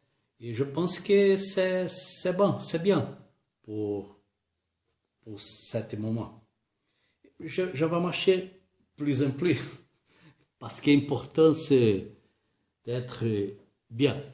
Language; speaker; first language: French; non-native, learner; Portuguese